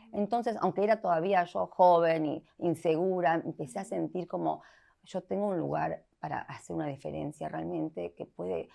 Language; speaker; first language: Spanish; early bilingual, heritage; Spanish